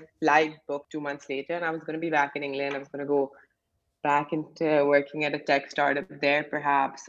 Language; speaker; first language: English; non-native, local second language; Urdu